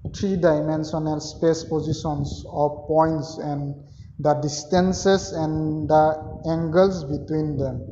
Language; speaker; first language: English; non-native, local second language; Assamese